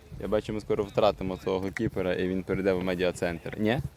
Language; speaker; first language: Ukrainian; native; Ukrainian